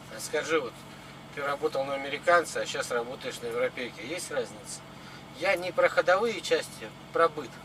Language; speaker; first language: Russian; native; Russian